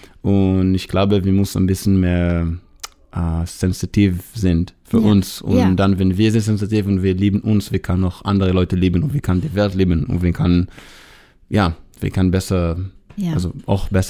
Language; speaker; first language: German; non-native, fluent; Hebrew